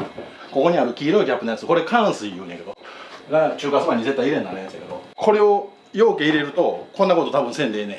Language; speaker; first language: Japanese; native; Japanese